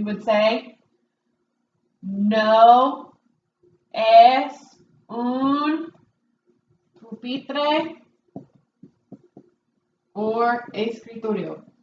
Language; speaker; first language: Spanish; non-native, fluent; English